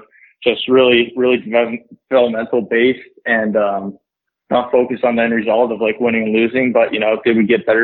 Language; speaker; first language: English; native; English